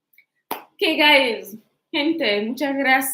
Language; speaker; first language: Spanish; non-native, fluent; English